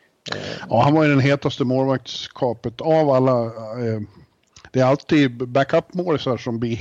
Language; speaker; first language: Swedish; native; Swedish